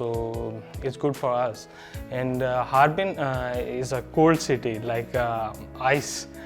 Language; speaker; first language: English; non-native, learner; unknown